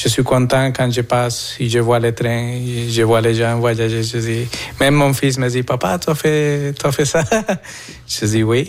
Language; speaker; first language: French; non-native, fluent; Spanish